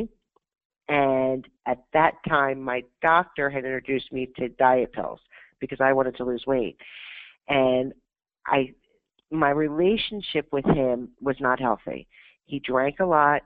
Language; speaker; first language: English; native; English